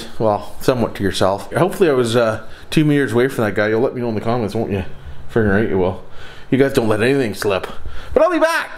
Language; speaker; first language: English; native; English